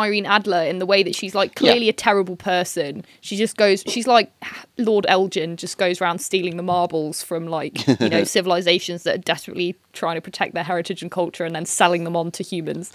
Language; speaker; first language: English; native; English